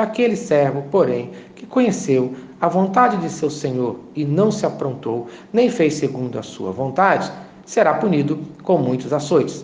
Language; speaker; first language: Portuguese; native; Portuguese